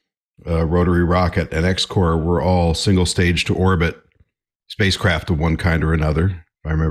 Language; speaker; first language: English; native; English